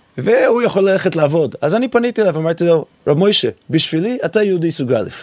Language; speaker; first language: Hebrew; non-native, fluent; English